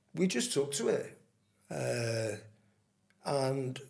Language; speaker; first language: English; native; English